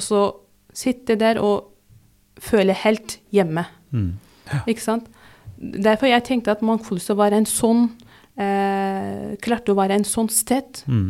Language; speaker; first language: Norwegian; non-native, fluent; Turkish